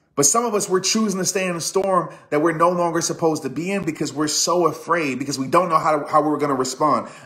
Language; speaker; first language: English; native; English